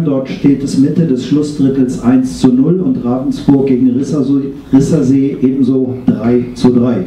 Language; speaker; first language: German; native; German